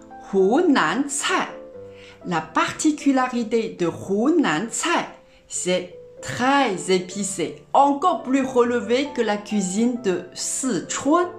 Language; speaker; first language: French; non-native, fluent; Chinese